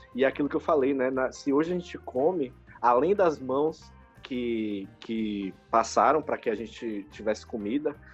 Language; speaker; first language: Portuguese; native; Portuguese